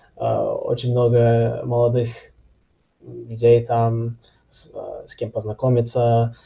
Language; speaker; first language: Russian; early bilingual, heritage; Russian